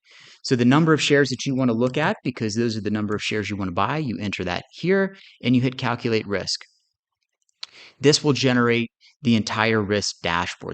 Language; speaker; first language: English; native; English